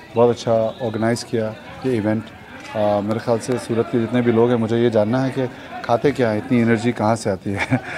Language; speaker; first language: Hindi; native; Hindi